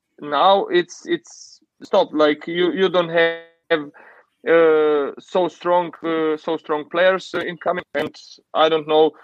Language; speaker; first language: English; non-native, learner; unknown